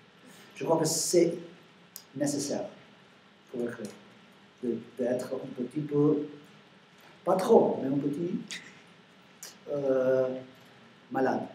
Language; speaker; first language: French; non-native, learner; Spanish